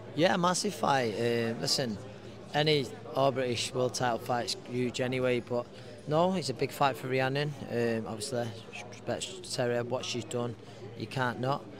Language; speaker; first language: English; native; English